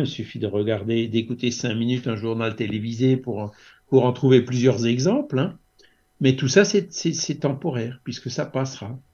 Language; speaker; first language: French; native; French